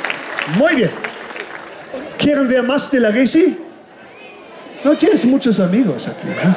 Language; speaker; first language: Spanish; non-native, fluent; German